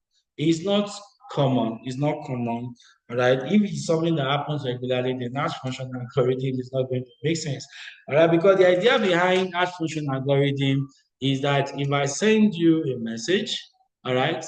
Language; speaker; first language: English; non-native, local second language; Yoruba